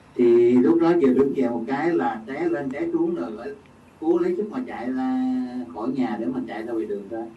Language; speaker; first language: Vietnamese; native; Vietnamese